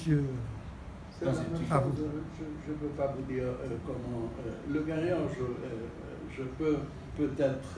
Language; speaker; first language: French; non-native, local second language; Haitian Creole